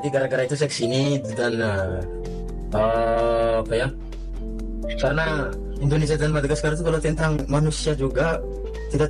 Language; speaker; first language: Indonesian; non-native, fluent; Malagasy